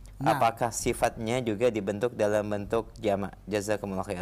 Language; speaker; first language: Indonesian; native; Indonesian